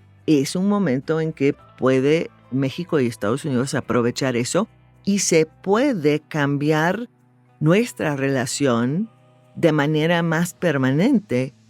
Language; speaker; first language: Spanish; non-native, fluent; English